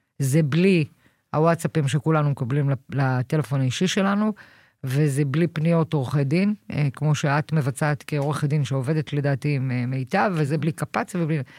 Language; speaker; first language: Hebrew; native; Hebrew